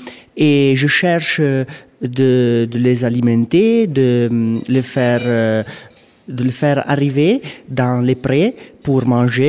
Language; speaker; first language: French; non-native, local second language; Italian